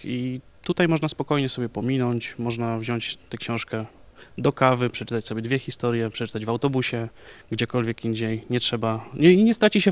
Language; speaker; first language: Polish; native; Polish